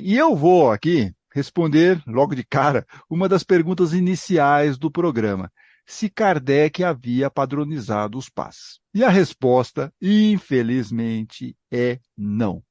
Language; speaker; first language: Portuguese; native; Portuguese